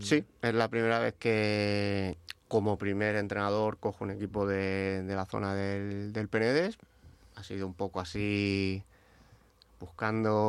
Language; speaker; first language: Spanish; native; Spanish